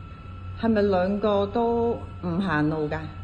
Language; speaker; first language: Cantonese; native; Cantonese